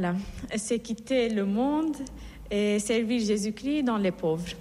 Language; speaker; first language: French; non-native, fluent; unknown